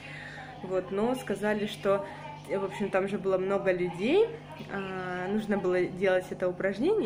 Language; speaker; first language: Russian; native; Russian